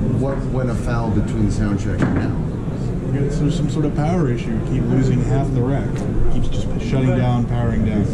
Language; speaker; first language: English; native; English